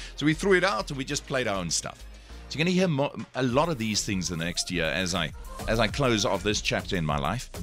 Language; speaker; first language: English; non-native, local second language; Afrikaans